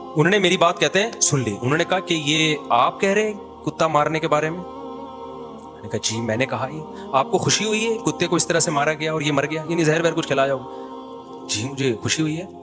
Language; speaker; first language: Urdu; native; Urdu